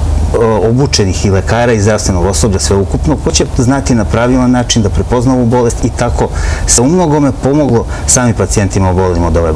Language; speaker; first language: Serbian; native; Serbian